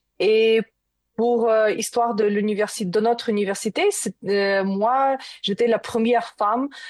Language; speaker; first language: French; non-native, learner; Ukrainian